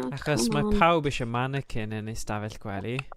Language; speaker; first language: Welsh; native; Welsh